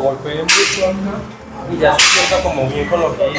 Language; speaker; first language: Spanish; native; Spanish